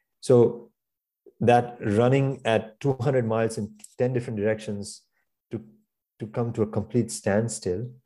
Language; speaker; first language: English; non-native, local second language; Gujarati